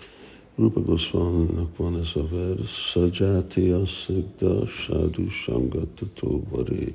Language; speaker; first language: Hungarian; early bilingual, heritage; Hungarian